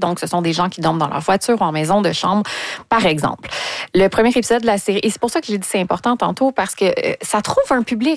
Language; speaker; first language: French; native; French